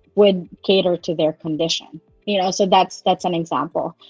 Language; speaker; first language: English; non-native, local second language; Cebuano